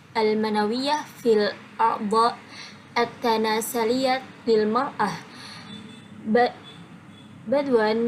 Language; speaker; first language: Arabic; non-native, learner; Indonesian